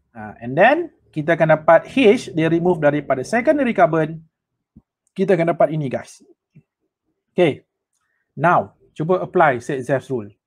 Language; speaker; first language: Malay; native; Malay